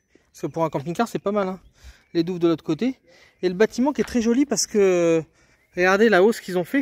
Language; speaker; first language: French; native; French